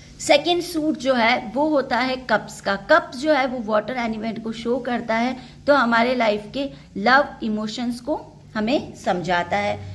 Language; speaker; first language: Hindi; native; Hindi